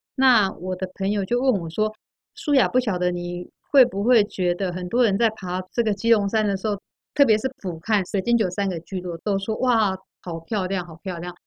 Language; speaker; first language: Chinese; native; Chinese